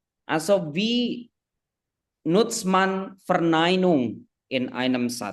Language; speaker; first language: German; non-native, fluent; Indonesian